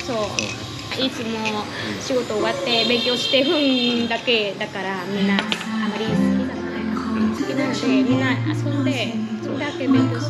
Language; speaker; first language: Japanese; non-native, learner; Vietnamese